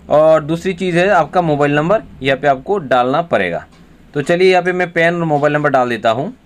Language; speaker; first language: Hindi; non-native, local second language; Bangla